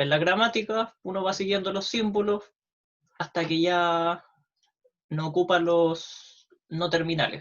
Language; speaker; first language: Spanish; native; Spanish